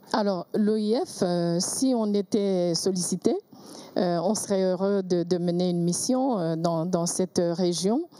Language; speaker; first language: French; non-native, local second language; Kinyarwanda